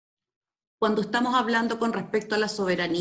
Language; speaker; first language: Spanish; native; Spanish